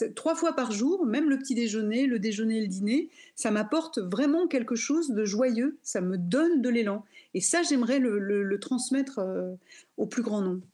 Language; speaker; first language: French; native; French